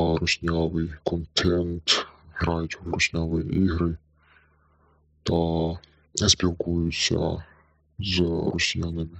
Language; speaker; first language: Ukrainian; non-native, local second language; Russian